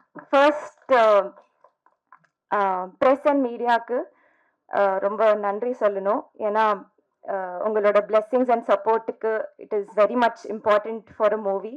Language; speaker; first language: Tamil; non-native, learner; Telugu